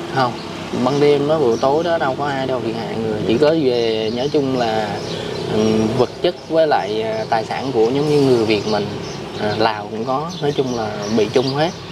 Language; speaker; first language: Vietnamese; native; Vietnamese